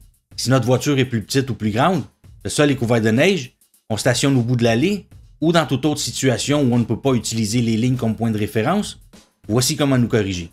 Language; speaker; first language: French; native; French